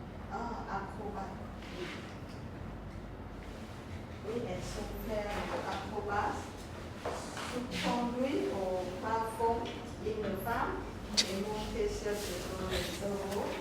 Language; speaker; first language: French; non-native, learner; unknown